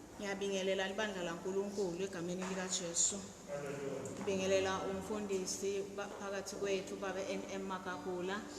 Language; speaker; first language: Zulu; non-native, local second language; Swati